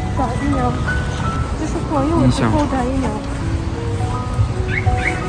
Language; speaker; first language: Chinese; non-native, learner; Russian